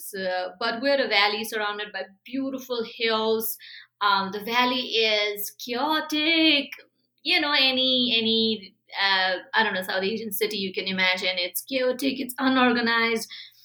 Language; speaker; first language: English; non-native, local second language; Nepali